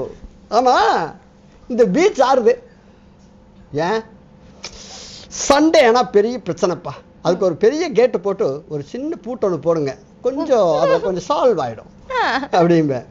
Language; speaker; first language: Tamil; native; Tamil